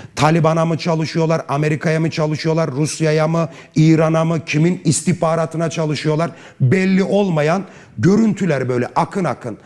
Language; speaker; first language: Turkish; native; Turkish